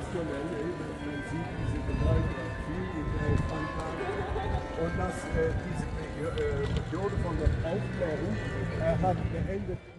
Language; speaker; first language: German; non-native, learner; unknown